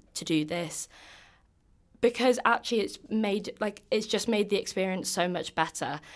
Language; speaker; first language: English; native; English